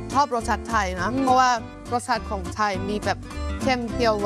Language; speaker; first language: Thai; non-native, fluent; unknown